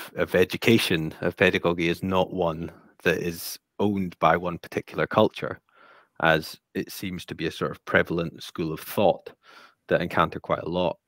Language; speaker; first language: English; native; English